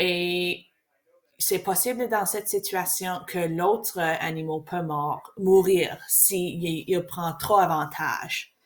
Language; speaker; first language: French; non-native, learner; English